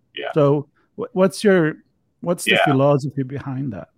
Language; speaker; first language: English; non-native, fluent; Italian